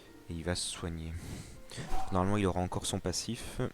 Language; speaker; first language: French; native; French